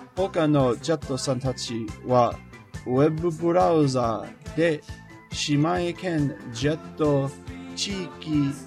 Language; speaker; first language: Japanese; non-native, learner; English